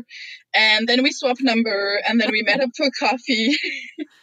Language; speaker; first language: English; non-native, fluent; French